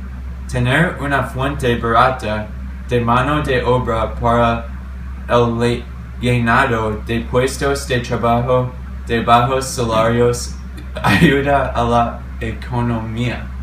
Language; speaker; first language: Spanish; non-native, learner; English